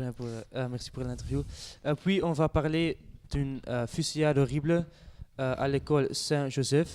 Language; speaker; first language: French; non-native, learner; Dutch